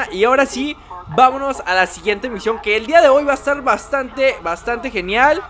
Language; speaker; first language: Spanish; native; Spanish